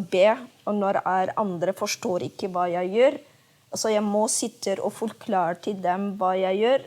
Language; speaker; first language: Norwegian; non-native, fluent; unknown